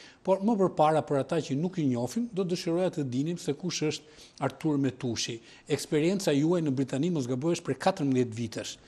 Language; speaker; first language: Albanian; native; Albanian